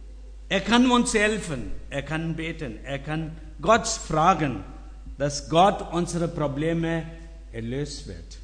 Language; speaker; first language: German; non-native, learner; Tamil